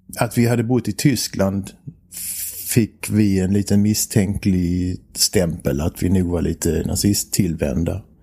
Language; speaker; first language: Swedish; native; Swedish